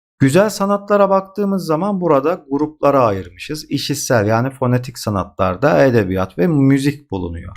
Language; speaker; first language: Turkish; native; Turkish